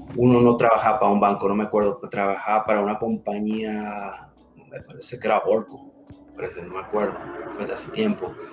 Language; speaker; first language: Spanish; early bilingual, heritage; Spanish